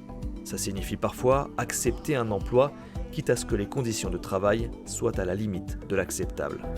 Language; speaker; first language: French; native; French